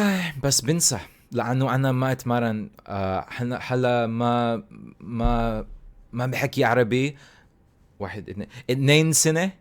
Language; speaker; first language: Arabic; non-native, learner; English